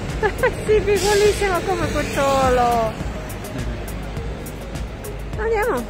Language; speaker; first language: Italian; non-native, learner; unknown